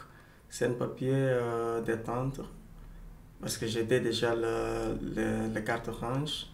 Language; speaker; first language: French; non-native, learner; Portuguese